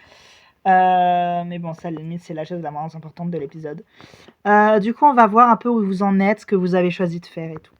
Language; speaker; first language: French; native; French